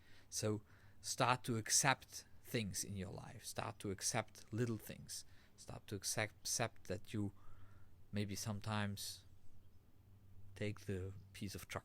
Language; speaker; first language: English; non-native, fluent; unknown